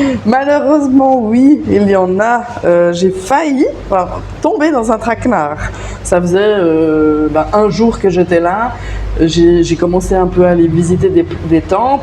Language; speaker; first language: French; native; French